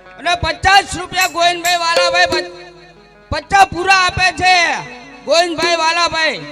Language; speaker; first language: Gujarati; native; Gujarati